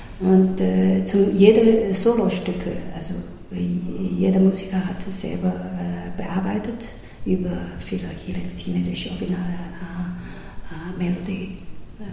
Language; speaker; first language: German; non-native, learner; Chinese